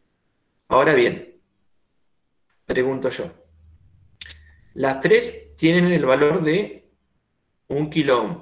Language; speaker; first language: Spanish; native; Spanish